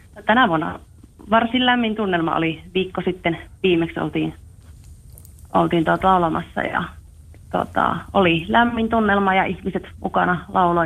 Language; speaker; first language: Finnish; native; Finnish